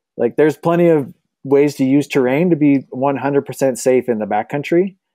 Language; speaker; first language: English; native; English